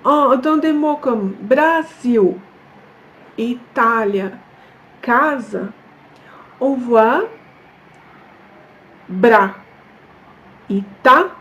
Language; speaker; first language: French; non-native, fluent; Portuguese